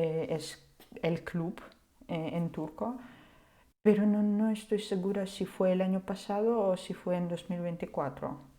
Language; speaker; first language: Spanish; non-native, fluent; Ukrainian